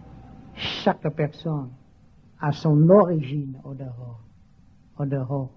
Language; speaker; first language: French; non-native, learner; Vietnamese